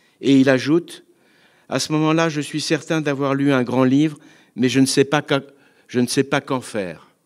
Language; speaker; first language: French; native; French